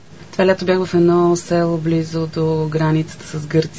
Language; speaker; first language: Bulgarian; native; Bulgarian